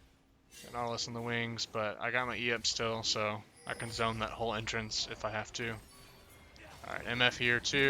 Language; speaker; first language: English; native; English